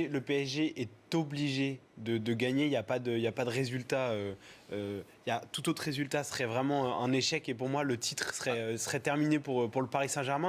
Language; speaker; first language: French; native; French